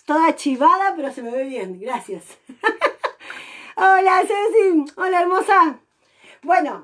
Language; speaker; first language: Spanish; native; Spanish